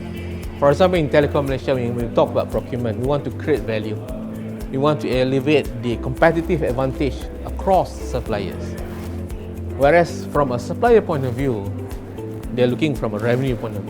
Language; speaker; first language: English; non-native, local second language; Malay